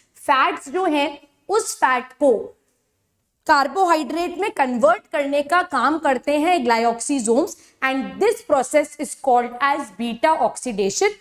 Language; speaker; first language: Hindi; native; Hindi